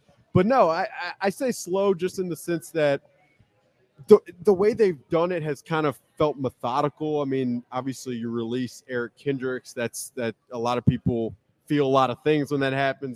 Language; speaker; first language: English; native; English